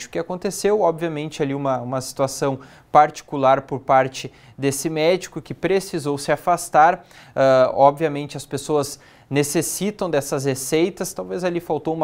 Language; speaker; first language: Portuguese; native; Portuguese